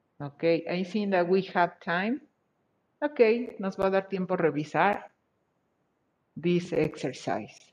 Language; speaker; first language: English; non-native, fluent; Spanish